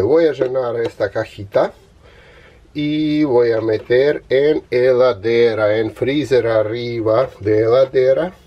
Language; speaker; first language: Spanish; non-native, learner; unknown